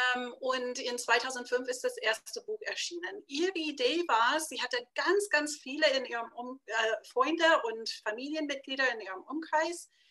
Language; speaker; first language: German; non-native, fluent; English